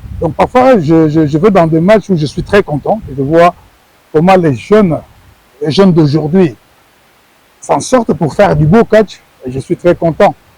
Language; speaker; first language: French; non-native, local second language; Lingala